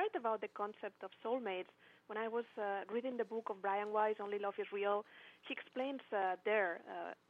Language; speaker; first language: English; non-native, fluent; Spanish